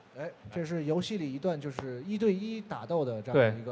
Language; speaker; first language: Chinese; native; Chinese